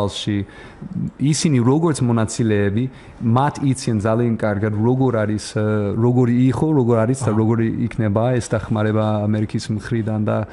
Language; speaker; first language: Georgian; non-native, learner; English